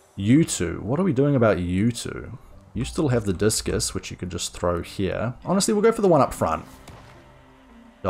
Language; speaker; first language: English; native; English